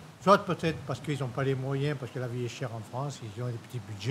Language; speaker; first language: French; native; French